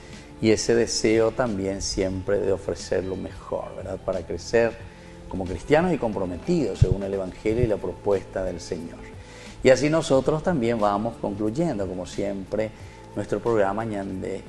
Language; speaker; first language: Spanish; native; Spanish